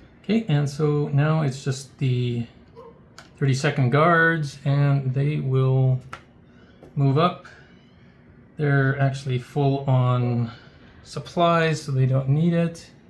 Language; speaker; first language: English; native; English